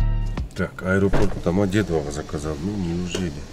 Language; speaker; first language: Russian; non-native, local second language; Kyrgyz